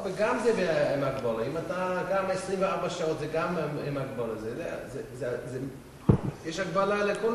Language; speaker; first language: Hebrew; non-native, local second language; English